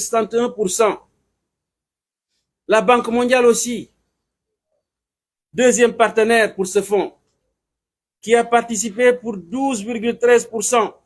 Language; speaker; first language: French; non-native, local second language; Wolof